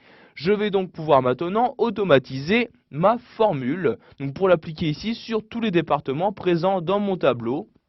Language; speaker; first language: French; native; French